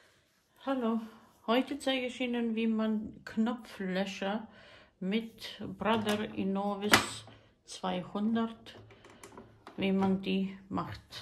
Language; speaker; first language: German; non-native, learner; Croatian